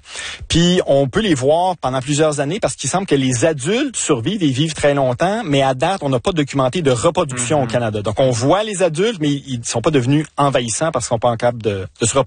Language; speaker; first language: French; native; French